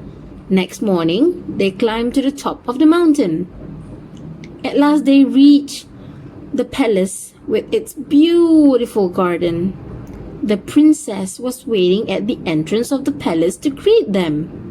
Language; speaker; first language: English; non-native, local second language; Malay